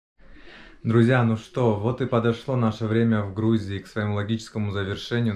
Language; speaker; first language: Russian; native; Russian